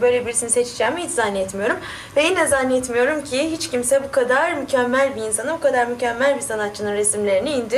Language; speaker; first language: Turkish; native; Turkish